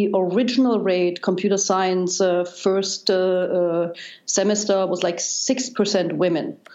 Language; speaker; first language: English; non-native, fluent; German